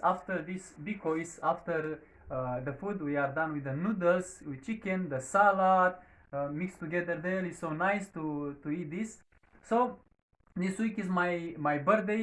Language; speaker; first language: English; non-native, learner; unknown